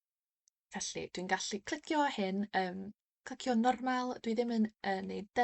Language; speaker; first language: Welsh; non-native, fluent; English